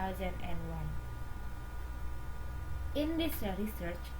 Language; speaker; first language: English; non-native, learner; Indonesian